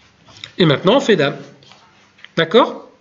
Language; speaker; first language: French; native; French